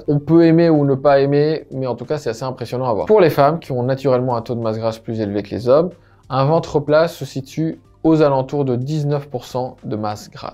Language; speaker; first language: French; native; French